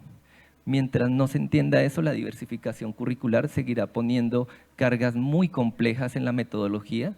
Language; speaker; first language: Spanish; native; Spanish